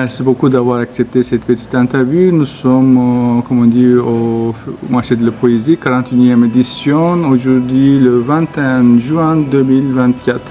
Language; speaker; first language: French; non-native, fluent; Turkish